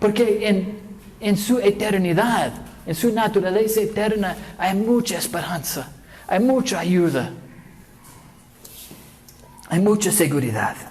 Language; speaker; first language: Spanish; non-native, fluent; English